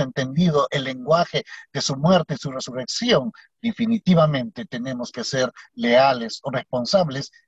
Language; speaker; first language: Spanish; native; Spanish